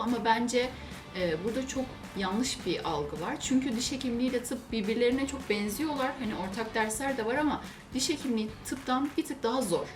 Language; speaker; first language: Turkish; native; Turkish